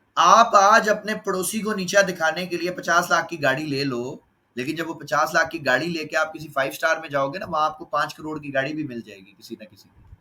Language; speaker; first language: Urdu; non-native, local second language; Punjabi